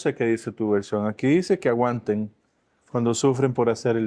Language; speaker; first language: Spanish; native; Spanish